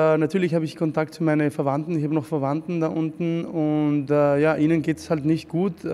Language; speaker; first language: German; early bilingual, other home language; Arabic